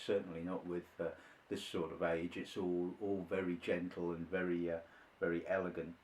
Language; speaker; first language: English; native; English